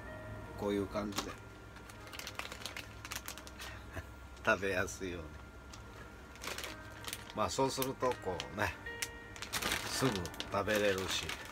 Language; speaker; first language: Japanese; native; Japanese